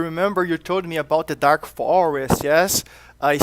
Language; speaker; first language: English; non-native, fluent; Portuguese